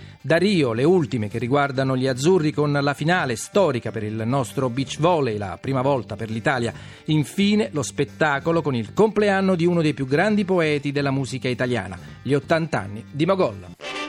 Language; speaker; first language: Italian; native; Italian